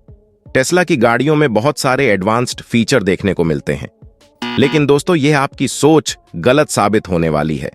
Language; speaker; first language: Hindi; native; Hindi